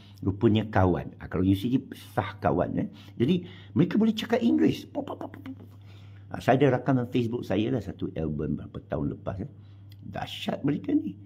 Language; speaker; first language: Malay; non-native, local second language; Chinese